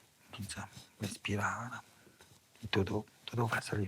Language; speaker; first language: Spanish; non-native, learner; French